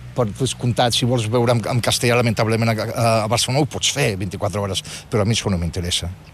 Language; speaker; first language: Catalan; non-native, fluent; Riffian